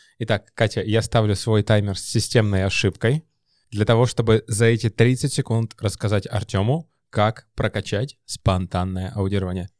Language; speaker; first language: Russian; native; Russian